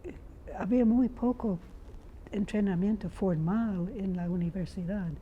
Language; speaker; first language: Spanish; non-native, fluent; English